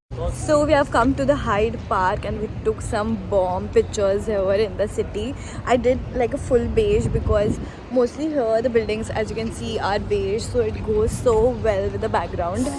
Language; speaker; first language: English; non-native, local second language; Hindi